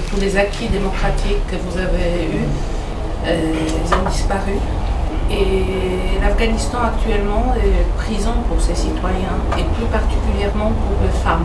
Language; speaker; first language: French; non-native, fluent; Polish